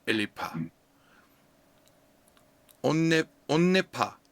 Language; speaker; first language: French; non-native, learner; English